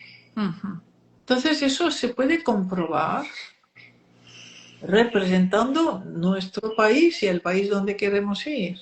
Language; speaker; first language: Spanish; non-native, fluent; French